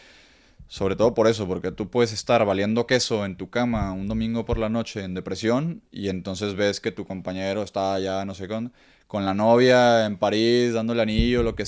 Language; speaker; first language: Spanish; native; Spanish